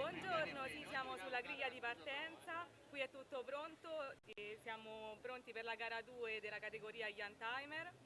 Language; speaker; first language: Italian; native; Italian